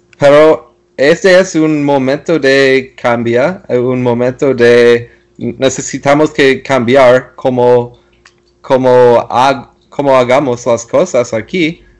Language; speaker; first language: Spanish; non-native, learner; English